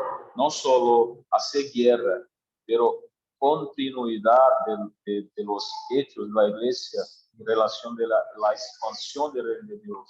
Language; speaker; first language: Spanish; non-native, learner; Portuguese